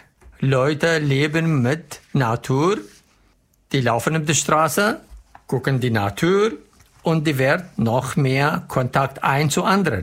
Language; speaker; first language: German; non-native, learner; Arabic